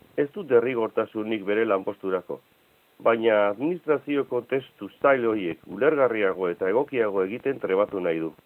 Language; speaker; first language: Basque; native; Basque